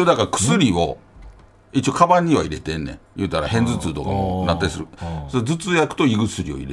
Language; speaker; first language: Japanese; native; Japanese